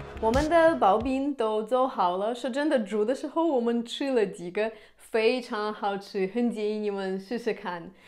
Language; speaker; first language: Chinese; non-native, fluent; Russian